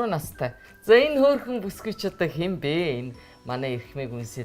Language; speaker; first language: Mongolian; native; Mongolian